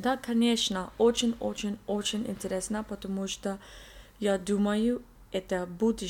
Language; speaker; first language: Russian; non-native, learner; English